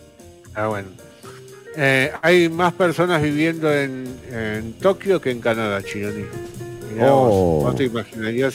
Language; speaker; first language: Spanish; native; Spanish